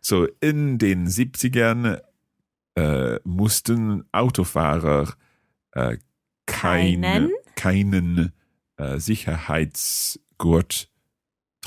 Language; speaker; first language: German; non-native, fluent; English